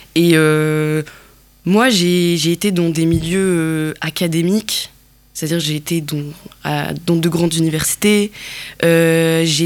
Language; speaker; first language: French; non-native, local second language; Kabyle